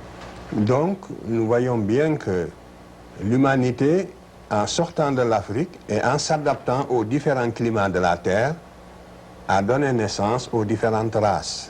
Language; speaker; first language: French; non-native, local second language; Wolof